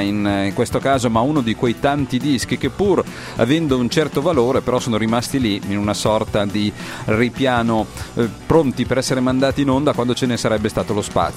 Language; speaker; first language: Italian; native; Italian